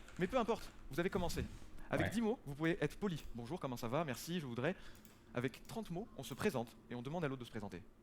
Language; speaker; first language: French; native; French